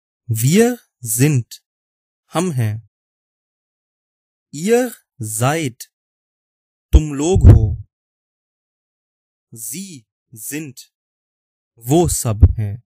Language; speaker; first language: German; non-native, fluent; Urdu